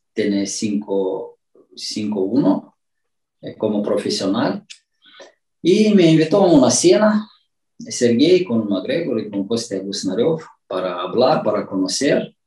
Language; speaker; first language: Spanish; non-native, learner; Romanian